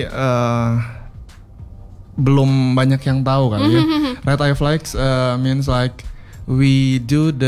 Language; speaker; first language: English; non-native, fluent; Indonesian